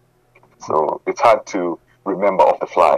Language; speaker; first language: English; non-native, local second language; Ganda